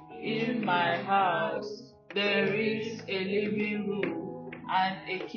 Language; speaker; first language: English; non-native, fluent; French